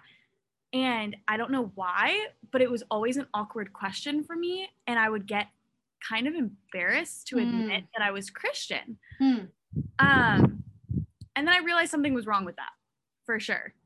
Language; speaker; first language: English; native; English